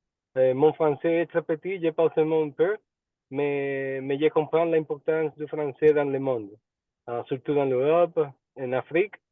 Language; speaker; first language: French; non-native, learner; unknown